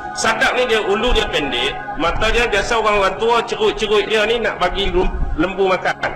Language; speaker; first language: Malay; native; Malay